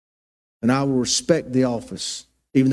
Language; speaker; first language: English; native; English